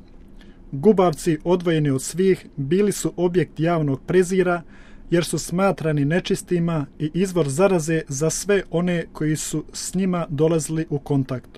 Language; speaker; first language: Croatian; native; Croatian